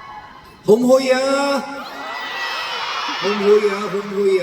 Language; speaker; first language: Chinese; non-native, learner; Korean